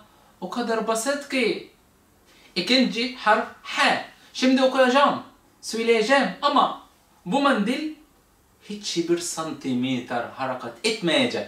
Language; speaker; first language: Turkish; non-native, fluent; Arabic